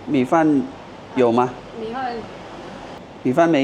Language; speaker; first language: Chinese; non-native, learner; Thai